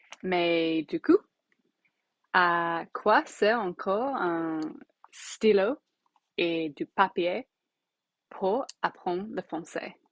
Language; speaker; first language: French; non-native, learner; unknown